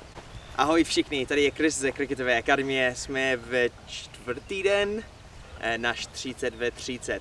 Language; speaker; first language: Czech; non-native, learner; English